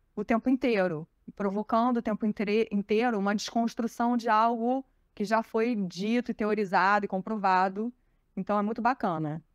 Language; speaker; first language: Portuguese; native; Portuguese